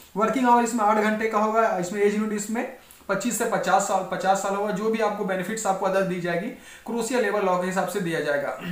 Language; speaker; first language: Hindi; native; Hindi